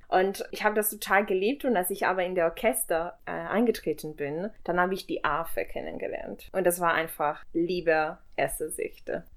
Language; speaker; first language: German; non-native, fluent; Italian